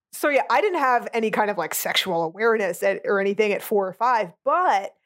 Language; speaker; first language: English; native; English